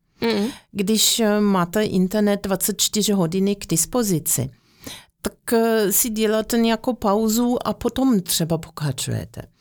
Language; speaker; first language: Czech; non-native, fluent; German